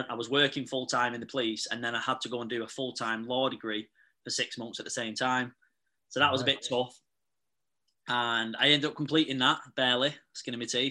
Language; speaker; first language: English; native; English